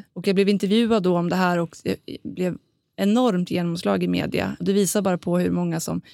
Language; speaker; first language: Swedish; native; Swedish